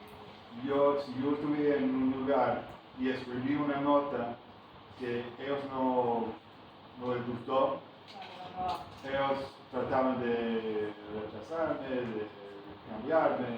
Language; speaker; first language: Spanish; non-native, fluent; English